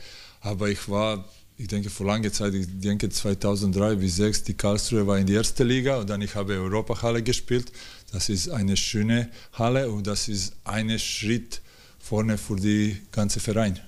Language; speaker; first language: German; non-native, learner; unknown